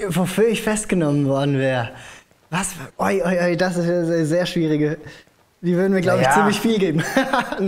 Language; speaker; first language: German; native; German